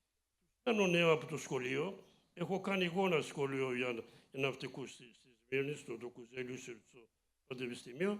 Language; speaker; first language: Greek; early bilingual, heritage; Greek